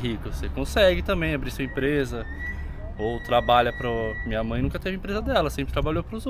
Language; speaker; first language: Portuguese; native; Portuguese